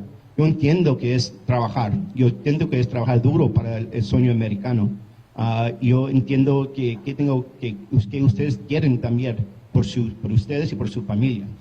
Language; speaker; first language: Spanish; early bilingual, heritage; English